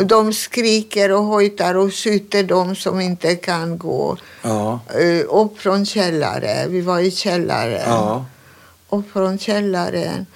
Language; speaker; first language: Swedish; non-native, fluent; Hungarian